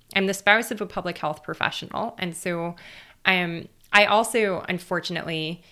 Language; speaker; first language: English; native; English